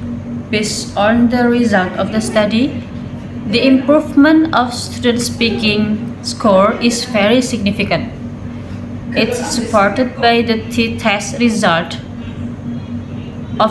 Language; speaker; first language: English; non-native, learner; Indonesian